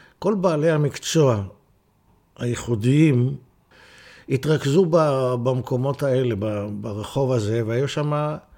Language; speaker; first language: Hebrew; native; Hebrew